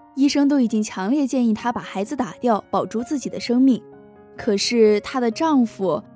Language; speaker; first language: Chinese; native; Chinese